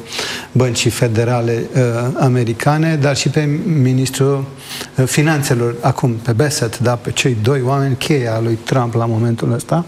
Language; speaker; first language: Romanian; native; Romanian